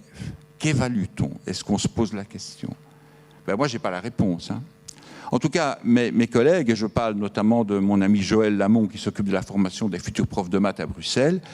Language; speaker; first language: French; native; French